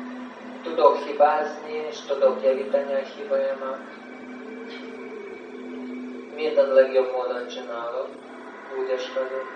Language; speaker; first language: Hungarian; non-native, learner; Russian